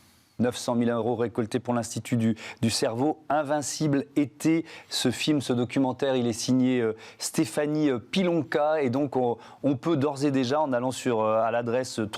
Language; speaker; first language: French; native; French